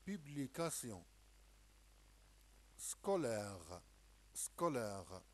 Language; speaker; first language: French; non-native, local second language; Arabic